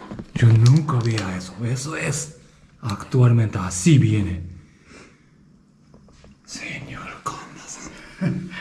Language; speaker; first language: Spanish; non-native, learner; Japanese